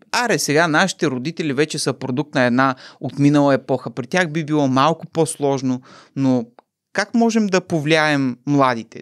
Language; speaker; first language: Bulgarian; native; Bulgarian